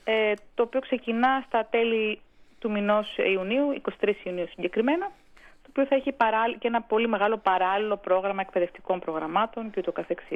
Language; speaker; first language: Greek; native; Greek